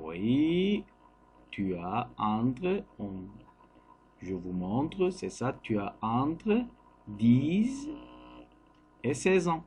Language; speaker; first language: French; non-native, learner; Turkish